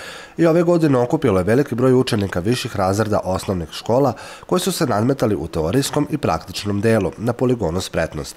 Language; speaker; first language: Serbian; native; Serbian